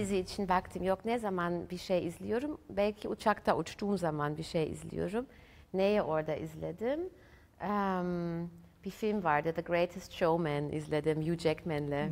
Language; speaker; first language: Turkish; early bilingual, heritage; German